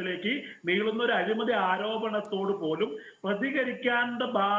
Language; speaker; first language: Malayalam; native; Malayalam